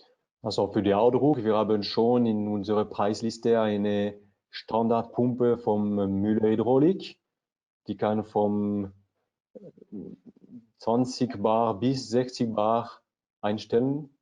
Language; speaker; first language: German; non-native, learner; French